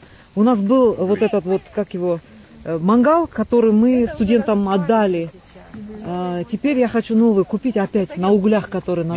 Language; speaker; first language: Russian; native; Russian